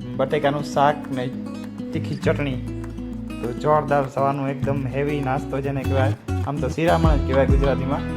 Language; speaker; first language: Gujarati; non-native, local second language; Kachhi